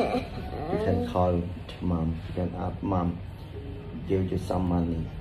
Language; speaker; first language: English; non-native, learner; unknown